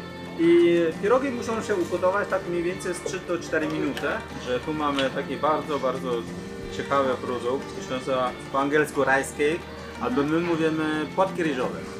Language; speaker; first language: Polish; non-native, fluent; Chinese